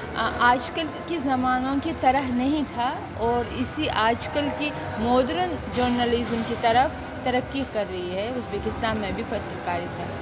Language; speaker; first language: Hindi; non-native, fluent; Uzbek